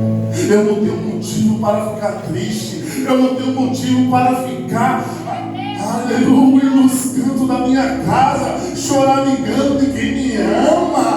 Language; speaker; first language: Portuguese; native; Portuguese